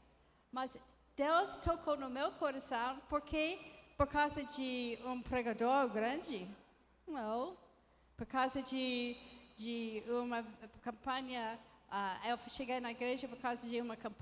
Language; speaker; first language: Portuguese; non-native, fluent; English